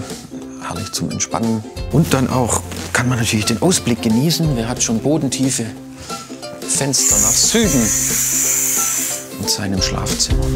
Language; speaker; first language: German; native; German